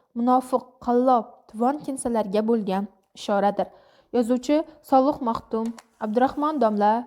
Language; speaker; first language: Uzbek; non-native, local second language; Kara-Kalpak